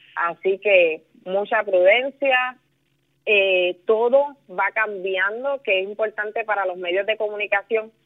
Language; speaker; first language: Spanish; native; Spanish